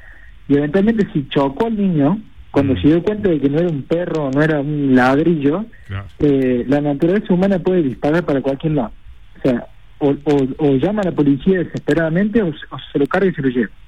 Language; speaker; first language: Spanish; native; Spanish